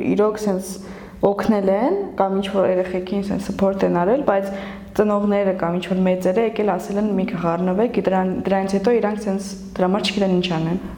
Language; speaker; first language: Armenian; native; Armenian